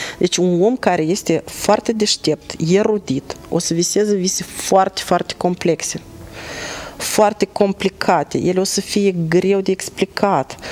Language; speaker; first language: Romanian; native; Romanian